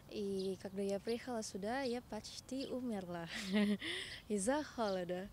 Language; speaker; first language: Russian; non-native, learner; Indonesian